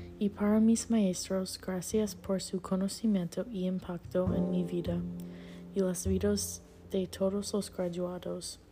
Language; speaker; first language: Spanish; non-native, learner; English